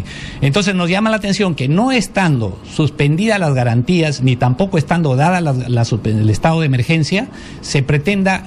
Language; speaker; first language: Spanish; native; Spanish